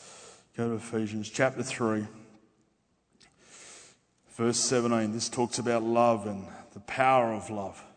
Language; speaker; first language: English; native; English